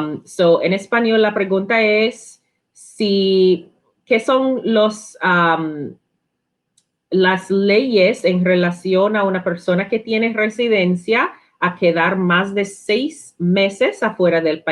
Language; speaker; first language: Spanish; non-native, learner; English